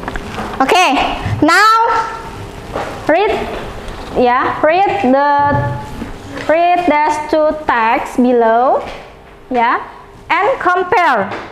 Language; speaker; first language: English; non-native, fluent; Indonesian